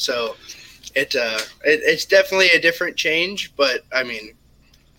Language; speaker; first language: English; native; English